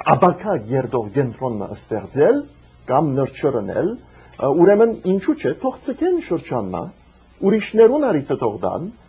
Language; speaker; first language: Armenian; early bilingual, heritage; Armenian